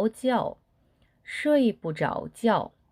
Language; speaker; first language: Chinese; non-native, fluent; Korean